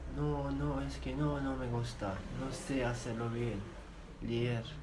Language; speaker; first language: Spanish; non-native, learner; Arabic